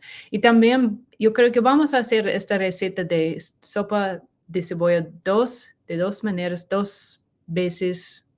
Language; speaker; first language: Spanish; non-native, learner; English